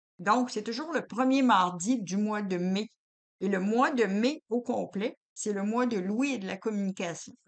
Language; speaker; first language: French; native; French